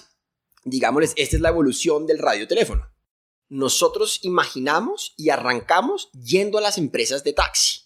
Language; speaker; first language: Spanish; native; Spanish